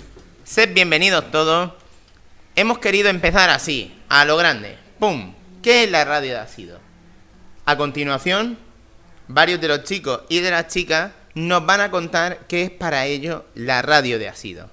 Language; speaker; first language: Spanish; native; Spanish